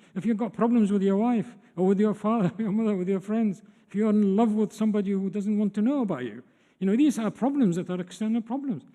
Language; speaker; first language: English; non-native, fluent; Arabic